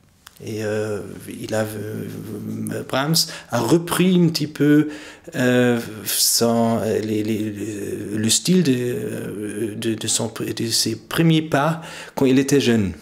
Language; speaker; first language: French; non-native, fluent; German